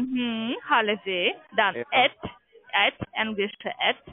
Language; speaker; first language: German; non-native, learner; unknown